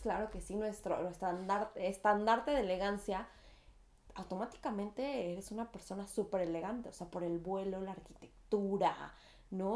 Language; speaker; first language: Spanish; native; Spanish